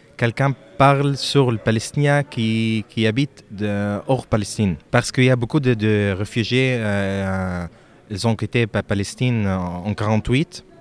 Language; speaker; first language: French; non-native, local second language; Arabic